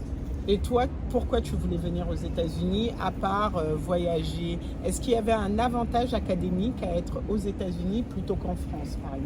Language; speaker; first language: French; native; French